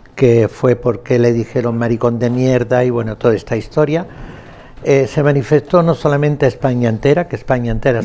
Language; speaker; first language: Spanish; native; Spanish